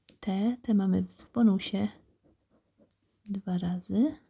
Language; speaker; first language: Polish; native; Polish